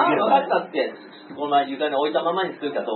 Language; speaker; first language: Japanese; native; Japanese